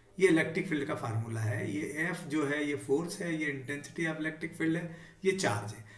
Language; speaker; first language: Hindi; native; Hindi